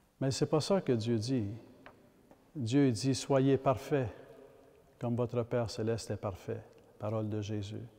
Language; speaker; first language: French; native; French